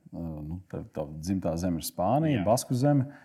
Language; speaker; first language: Latvian; native; Latvian